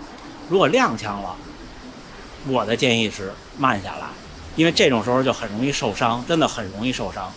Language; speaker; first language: Chinese; native; Chinese